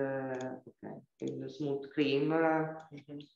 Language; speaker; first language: English; non-native, fluent; Italian